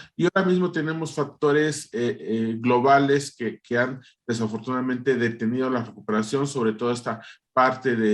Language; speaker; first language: Spanish; native; Spanish